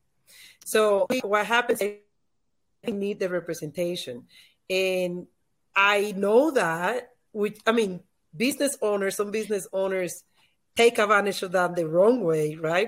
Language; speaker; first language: English; non-native, fluent; Spanish